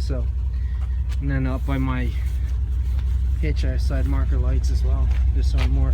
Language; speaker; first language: English; native; English